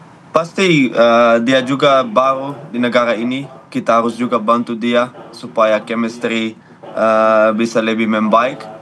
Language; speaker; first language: Indonesian; non-native, fluent; Dutch